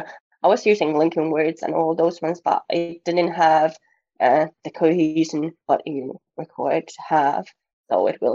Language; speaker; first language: English; non-native, fluent; Finnish